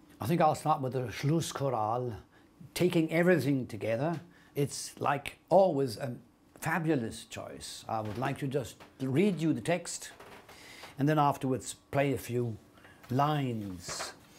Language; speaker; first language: English; non-native, fluent; Swiss German